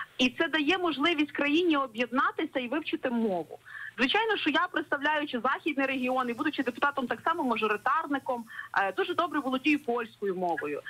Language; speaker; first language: Ukrainian; native; Ukrainian